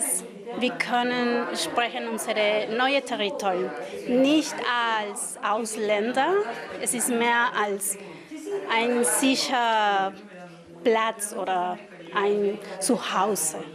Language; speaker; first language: German; non-native, learner; Spanish